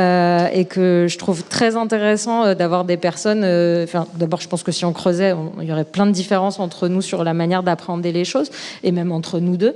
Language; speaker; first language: French; native; French